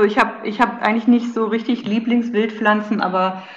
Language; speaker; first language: German; native; German